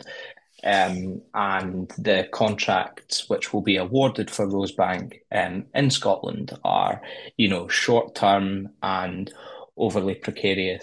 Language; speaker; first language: English; native; English